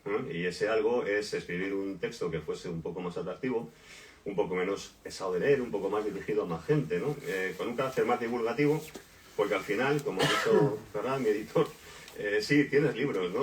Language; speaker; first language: Spanish; native; Spanish